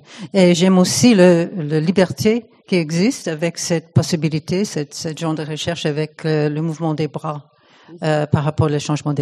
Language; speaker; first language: French; non-native, fluent; English